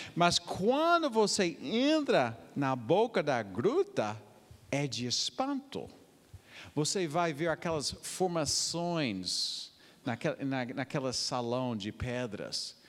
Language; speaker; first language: Portuguese; non-native, fluent; English